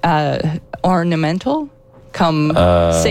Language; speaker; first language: French; non-native, learner; English